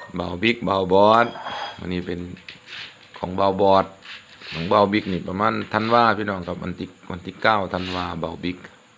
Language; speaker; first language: Thai; native; Thai